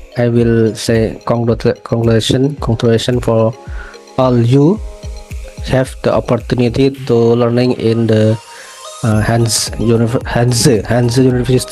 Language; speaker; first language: English; non-native, learner; Indonesian